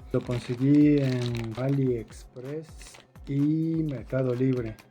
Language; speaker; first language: Spanish; native; Spanish